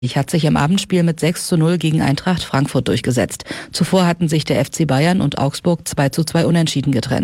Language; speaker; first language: German; native; German